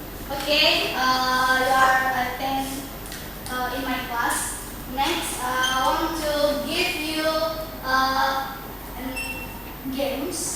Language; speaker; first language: English; non-native, learner; Indonesian